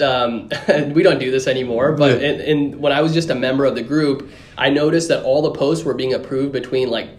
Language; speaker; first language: English; native; English